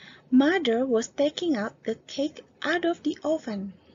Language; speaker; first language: English; non-native, fluent; Indonesian